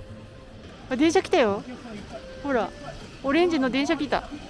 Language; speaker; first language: Japanese; native; Japanese